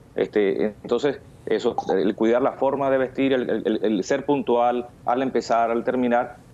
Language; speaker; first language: Spanish; native; Spanish